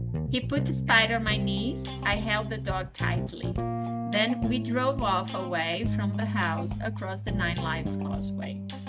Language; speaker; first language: English; non-native, fluent; Portuguese